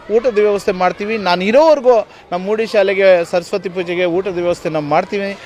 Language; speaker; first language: Kannada; native; Kannada